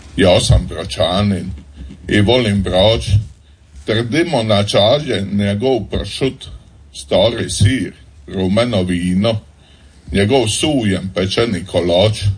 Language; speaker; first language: Croatian; native; Croatian